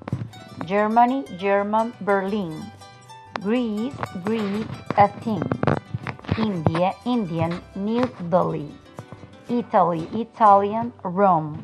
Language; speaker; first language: English; non-native, learner; Spanish